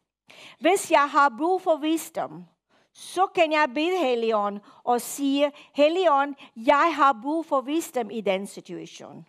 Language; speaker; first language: Danish; non-native, fluent; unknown